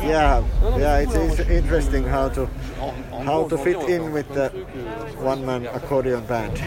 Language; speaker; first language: English; non-native, fluent; Finnish